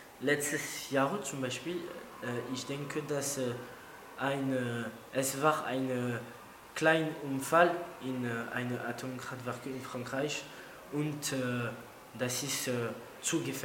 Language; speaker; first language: German; non-native, learner; French